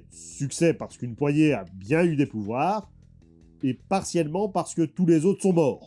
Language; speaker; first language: French; native; French